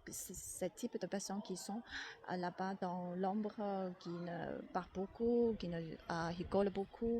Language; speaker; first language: French; non-native, learner; Chinese